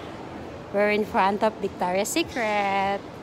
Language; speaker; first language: English; non-native, local second language; Filipino